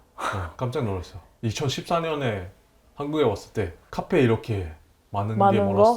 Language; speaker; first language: Korean; non-native, fluent; Chinese